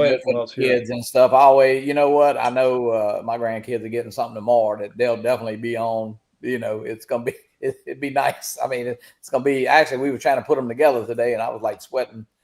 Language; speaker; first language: English; native; English